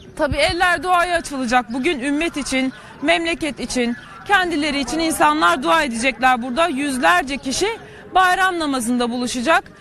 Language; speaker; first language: Turkish; native; Turkish